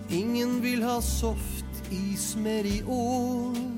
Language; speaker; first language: Norwegian; native; Norwegian